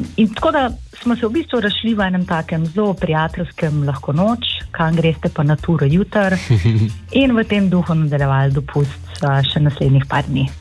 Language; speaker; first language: Slovenian; native; Slovenian